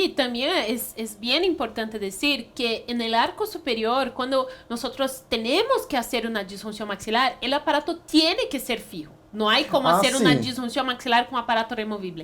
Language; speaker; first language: Spanish; non-native, fluent; Portuguese